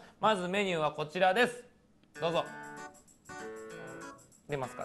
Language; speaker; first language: Japanese; native; Japanese